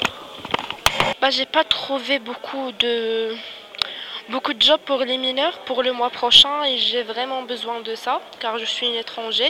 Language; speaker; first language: French; non-native, local second language; Arabic